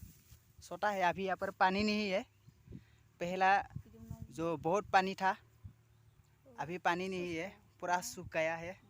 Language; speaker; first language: Hindi; non-native, local second language; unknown